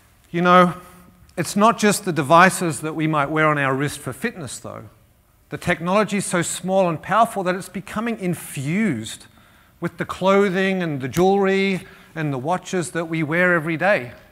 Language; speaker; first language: English; native; English